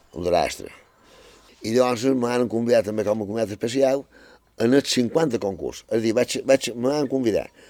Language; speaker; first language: Catalan; native; Catalan